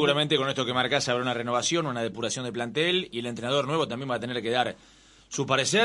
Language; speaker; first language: Spanish; native; Spanish